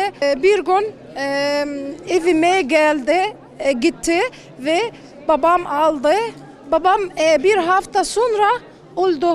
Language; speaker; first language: Turkish; non-native, learner; Arabic